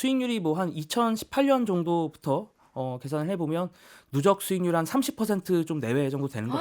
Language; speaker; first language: Korean; native; Korean